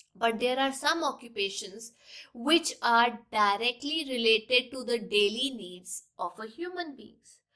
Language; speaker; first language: English; non-native, local second language; Punjabi